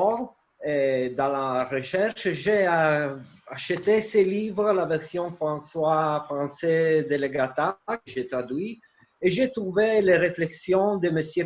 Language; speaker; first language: French; non-native, fluent; Italian